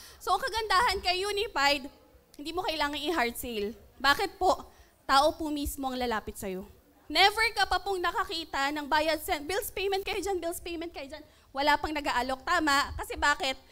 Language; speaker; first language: Filipino; native; Filipino